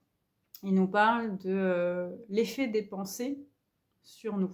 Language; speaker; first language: French; native; French